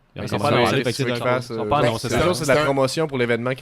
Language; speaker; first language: French; native; French